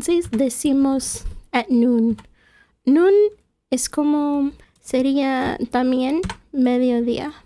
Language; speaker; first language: Spanish; non-native, fluent; English